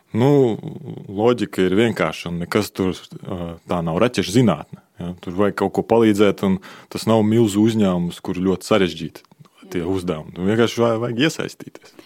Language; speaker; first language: Latvian; non-native, local second language; Russian